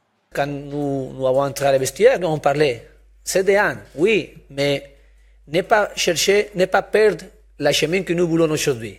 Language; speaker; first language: French; non-native, learner; Spanish